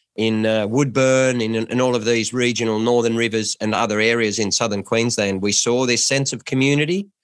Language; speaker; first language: English; native; English